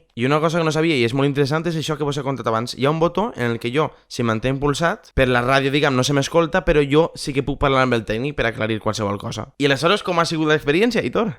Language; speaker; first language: Catalan; native; Catalan